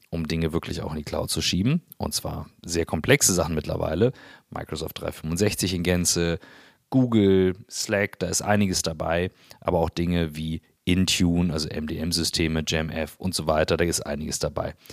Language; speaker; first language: German; native; German